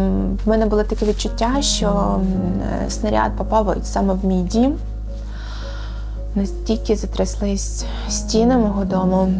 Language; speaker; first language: Ukrainian; native; Ukrainian